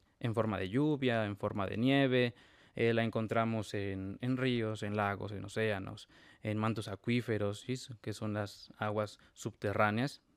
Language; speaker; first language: Spanish; native; Spanish